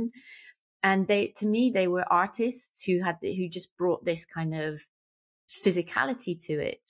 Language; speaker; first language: English; native; English